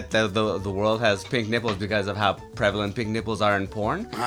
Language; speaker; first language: English; non-native, fluent; Persian